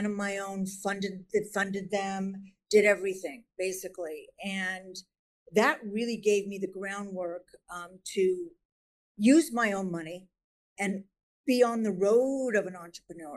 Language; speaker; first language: English; native; English